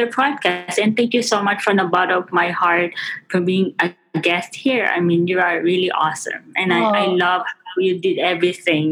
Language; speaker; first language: English; non-native, local second language; Filipino